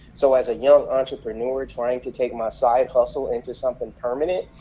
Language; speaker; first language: English; native; English